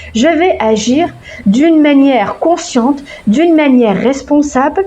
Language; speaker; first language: French; non-native, local second language; Arabic